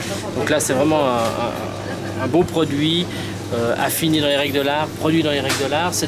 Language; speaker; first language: French; native; French